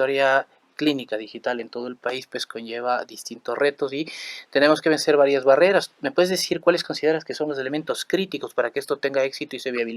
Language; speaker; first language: Spanish; native; Spanish